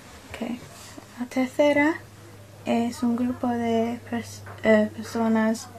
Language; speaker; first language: Spanish; non-native, learner; English